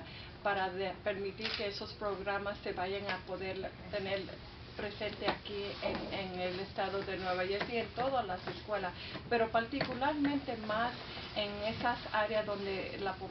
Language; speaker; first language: Spanish; early bilingual, heritage; Spanish